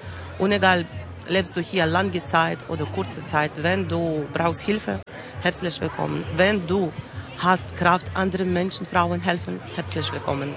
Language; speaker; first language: German; non-native, learner; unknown